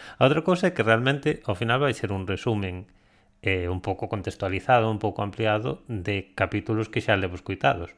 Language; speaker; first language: Galician; non-native, local second language; Spanish